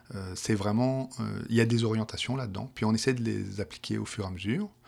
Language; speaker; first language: French; native; French